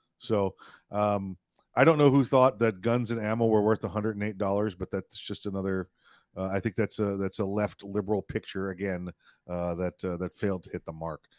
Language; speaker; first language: English; native; English